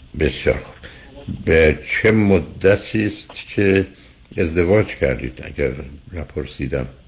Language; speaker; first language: Persian; native; Persian